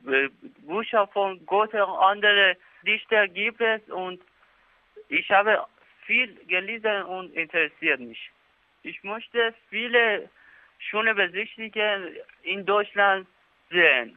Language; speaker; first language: German; non-native, learner; Persian